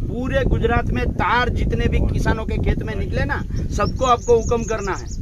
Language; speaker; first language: Hindi; non-native, local second language; Gujarati